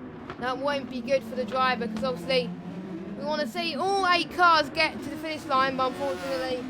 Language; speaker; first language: English; native; English